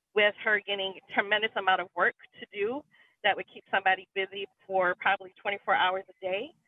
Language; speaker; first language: English; native; English